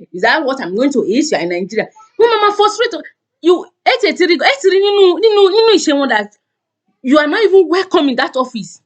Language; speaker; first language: English; non-native, local second language; Yoruba